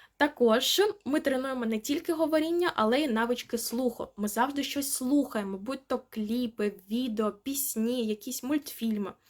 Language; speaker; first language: Ukrainian; native; Ukrainian